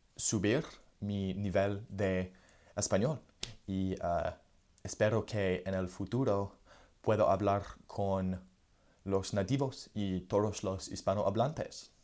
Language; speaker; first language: Spanish; non-native, learner; English